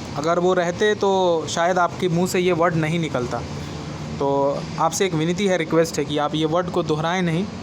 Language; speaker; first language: Hindi; native; Hindi